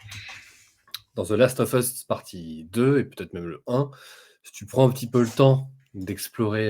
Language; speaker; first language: French; native; French